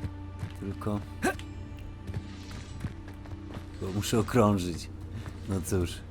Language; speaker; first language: Polish; native; Polish